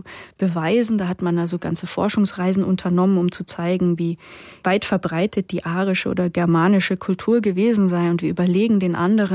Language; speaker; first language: German; native; German